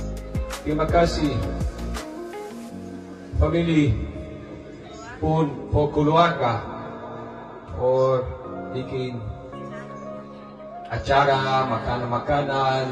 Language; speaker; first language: Indonesian; non-native, learner; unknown